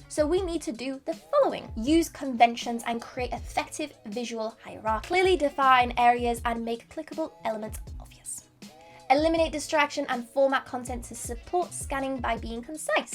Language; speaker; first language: English; non-native, fluent; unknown